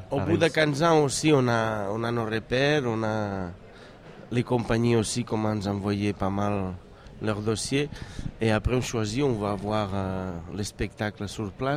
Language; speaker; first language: French; non-native, fluent; Catalan